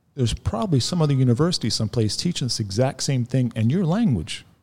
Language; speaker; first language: English; native; English